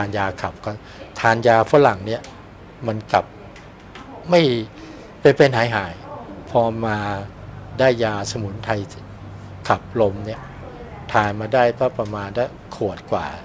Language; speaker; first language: Thai; native; Thai